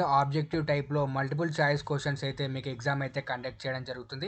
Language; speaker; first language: Telugu; native; Telugu